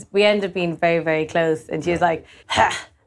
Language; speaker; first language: English; native; English